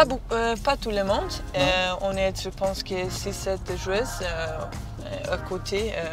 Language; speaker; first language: French; non-native, learner; Serbian